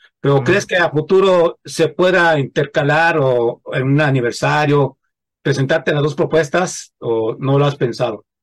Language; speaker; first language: Spanish; native; Spanish